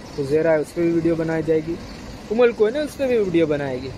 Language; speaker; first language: Hindi; non-native, local second language; Gujarati